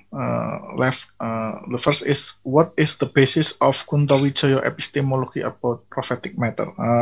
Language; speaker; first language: English; non-native, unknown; Indonesian